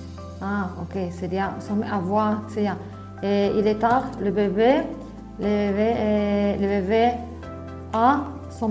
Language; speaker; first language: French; non-native, learner; Spanish